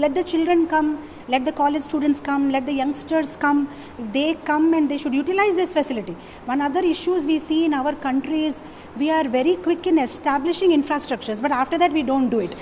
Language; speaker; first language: English; non-native, local second language; Telugu